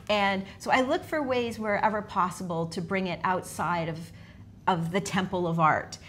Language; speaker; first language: English; native; English